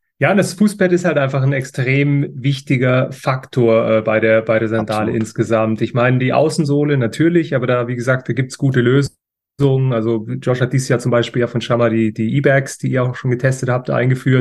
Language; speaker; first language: German; native; German